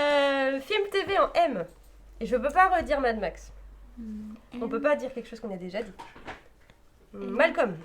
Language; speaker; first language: French; native; French